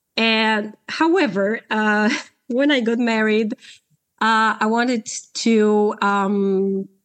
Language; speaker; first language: English; non-native, fluent; Polish